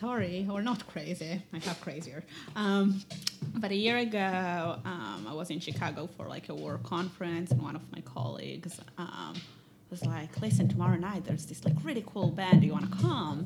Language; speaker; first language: English; non-native, fluent; Hebrew